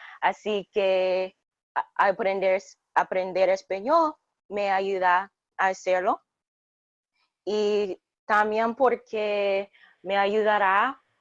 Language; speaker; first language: Spanish; non-native, learner; English